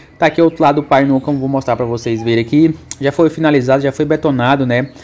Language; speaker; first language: Portuguese; native; Portuguese